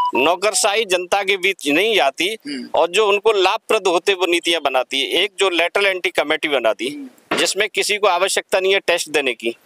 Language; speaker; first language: Hindi; native; Hindi